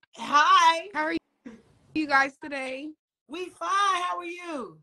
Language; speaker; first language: English; native; English